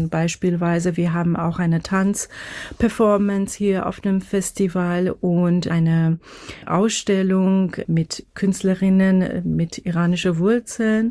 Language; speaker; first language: German; non-native, fluent; Persian